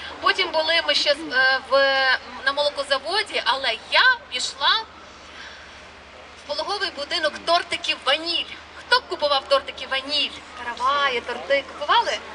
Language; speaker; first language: Ukrainian; native; Ukrainian